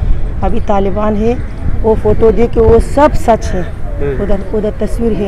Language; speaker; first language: Hindi; non-native, learner; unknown